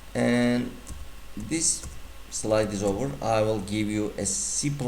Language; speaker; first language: English; non-native, fluent; Turkish